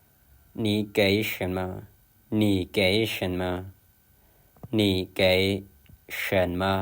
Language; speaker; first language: Chinese; non-native, fluent; Lao